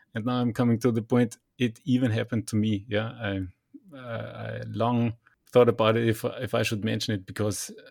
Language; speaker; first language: English; non-native, fluent; German